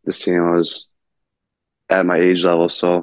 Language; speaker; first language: English; native; English